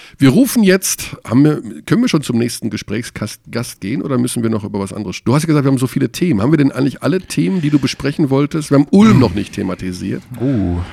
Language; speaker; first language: German; native; German